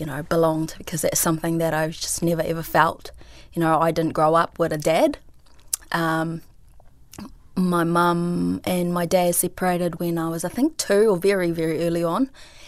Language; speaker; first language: English; early bilingual, other home language; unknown